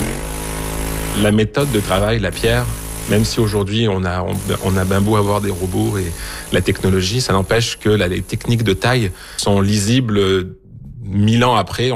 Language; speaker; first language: French; native; French